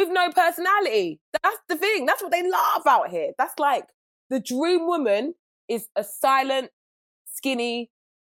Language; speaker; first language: English; native; English